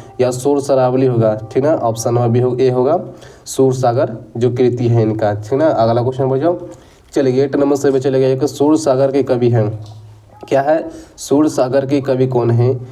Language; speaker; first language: Hindi; native; Hindi